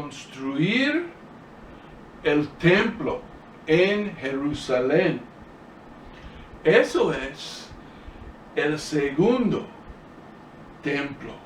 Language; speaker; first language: Spanish; non-native, fluent; English